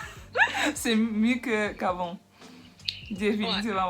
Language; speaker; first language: French; non-native, learner; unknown